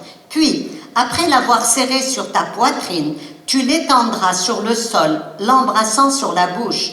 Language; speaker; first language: French; non-native, local second language; Arabic